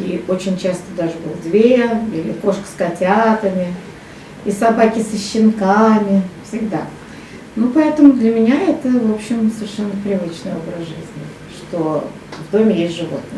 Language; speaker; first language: Russian; native; Russian